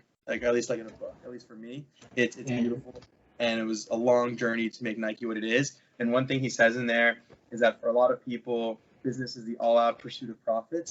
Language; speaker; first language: English; native; English